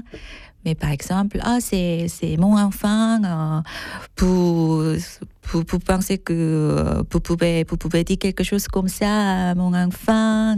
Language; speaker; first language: French; non-native, fluent; Korean